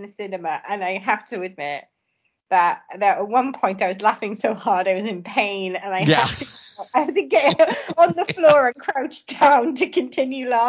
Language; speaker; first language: English; native; English